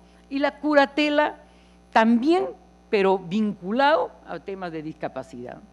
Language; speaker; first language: Spanish; native; Spanish